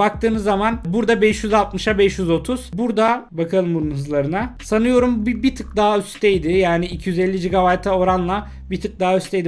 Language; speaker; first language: Turkish; native; Turkish